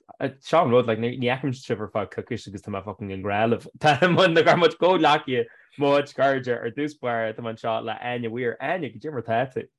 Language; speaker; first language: Irish; native; Irish